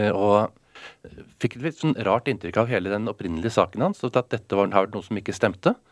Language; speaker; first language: Norwegian; native; Norwegian